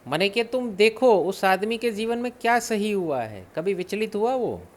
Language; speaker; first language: Hindi; non-native, local second language; Gujarati